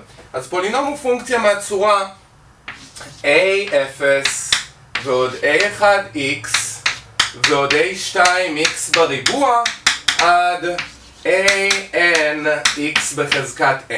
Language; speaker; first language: Hebrew; native; Hebrew